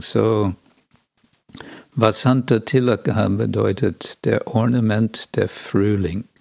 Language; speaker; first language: German; non-native, fluent; English